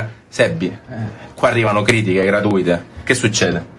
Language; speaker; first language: Italian; native; Italian